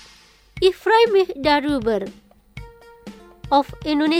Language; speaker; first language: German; non-native, learner; Indonesian